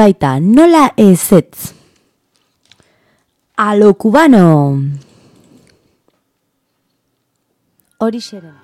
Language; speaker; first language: Basque; non-native, learner; Spanish